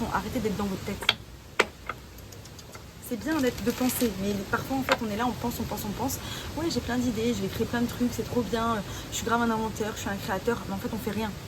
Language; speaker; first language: French; native; French